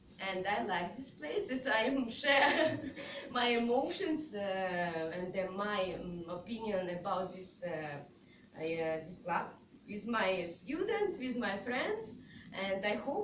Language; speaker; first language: English; non-native, fluent; Russian